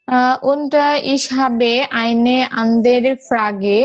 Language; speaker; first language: German; non-native, learner; Bangla